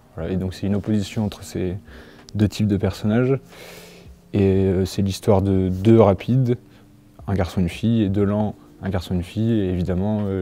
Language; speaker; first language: French; native; French